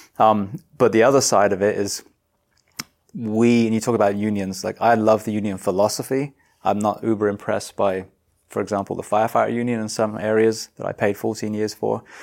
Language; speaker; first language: English; native; English